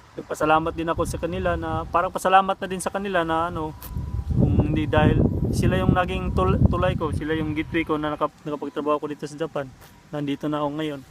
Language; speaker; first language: Filipino; non-native, local second language; Cebuano